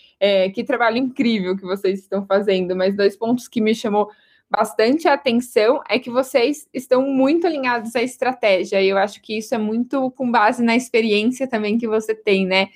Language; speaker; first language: Portuguese; native; Portuguese